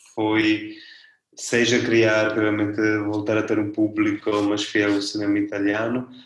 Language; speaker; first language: Portuguese; non-native, fluent; Italian